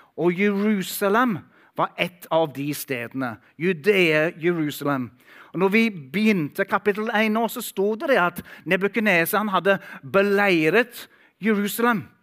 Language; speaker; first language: Norwegian; non-native, fluent; English